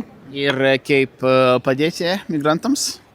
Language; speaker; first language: Lithuanian; non-native, fluent; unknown